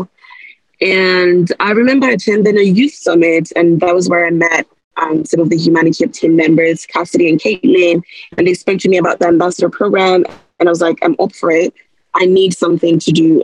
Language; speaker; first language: English; non-native, local second language; Yoruba